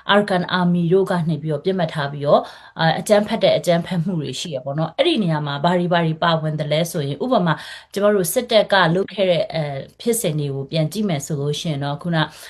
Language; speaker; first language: Burmese; non-native, local second language; Rohingya